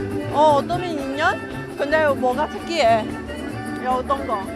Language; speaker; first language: Korean; non-native, learner; Chinese